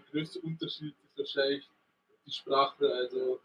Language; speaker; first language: German; non-native, learner; English